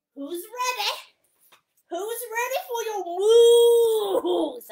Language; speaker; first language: English; native; English